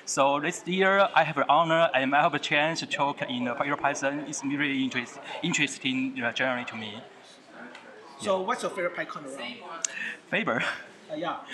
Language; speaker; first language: English; non-native, fluent; Chinese